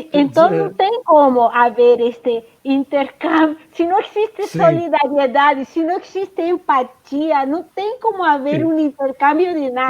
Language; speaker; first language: Portuguese; non-native, fluent; Spanish